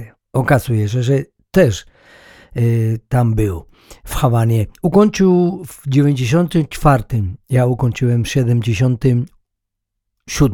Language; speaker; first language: Polish; native; Polish